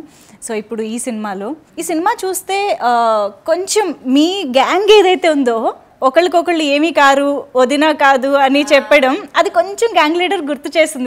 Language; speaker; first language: Telugu; native; Telugu